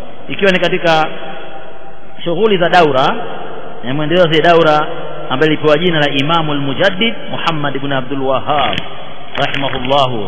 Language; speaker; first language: Arabic; non-native, fluent; Swahili